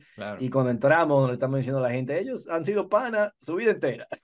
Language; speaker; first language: Spanish; native; Spanish